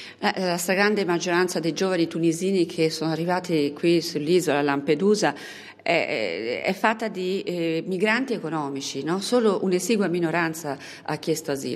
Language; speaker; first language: Italian; native; Italian